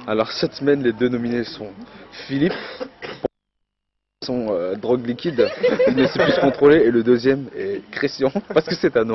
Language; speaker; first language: French; native; French